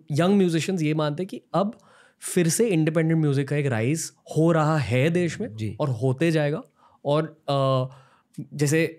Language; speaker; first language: Hindi; native; Hindi